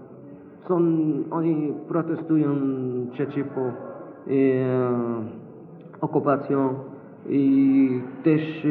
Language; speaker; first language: Polish; non-native, learner; Arabic